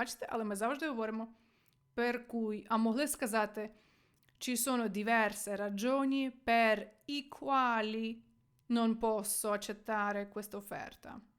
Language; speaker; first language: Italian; non-native, fluent; Ukrainian